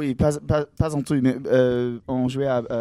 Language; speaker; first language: French; non-native, learner; English